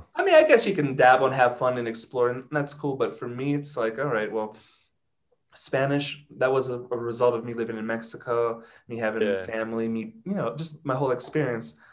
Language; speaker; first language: English; native; English